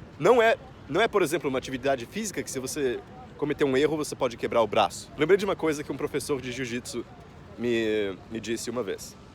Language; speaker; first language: Portuguese; native; Portuguese